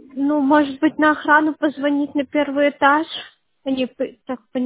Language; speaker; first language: Russian; native; Russian